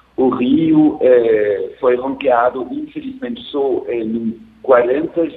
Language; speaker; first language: Portuguese; non-native, fluent; French